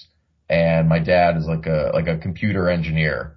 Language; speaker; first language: English; native; English